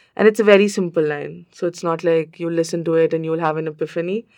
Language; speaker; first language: English; non-native, local second language; Hindi